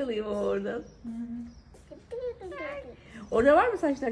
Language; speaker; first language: Turkish; native; Turkish